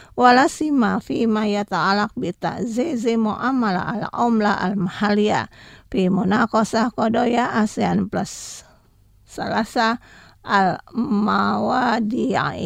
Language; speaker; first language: Arabic; non-native, learner; Indonesian